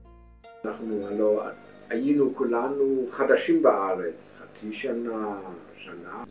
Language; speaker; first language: Hebrew; non-native, fluent; German